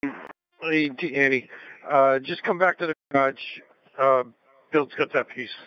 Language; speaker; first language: English; native; English